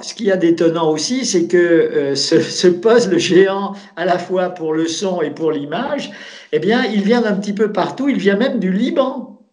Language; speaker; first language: French; native; French